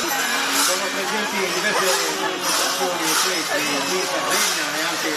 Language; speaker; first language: Italian; native; Italian